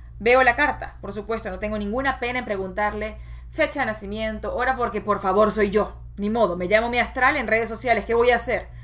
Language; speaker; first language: Spanish; native; Spanish